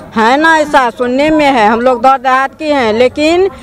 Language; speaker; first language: Hindi; native; Hindi